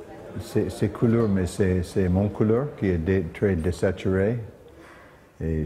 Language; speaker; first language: French; non-native, fluent; English